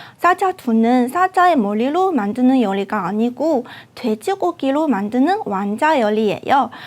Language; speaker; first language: Korean; non-native, fluent; Chinese